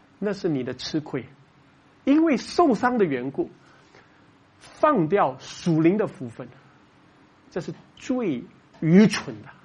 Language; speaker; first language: Chinese; native; Chinese